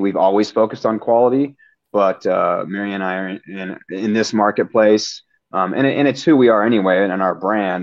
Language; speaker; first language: English; native; English